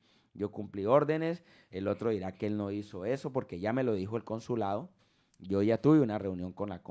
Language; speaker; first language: Spanish; native; Spanish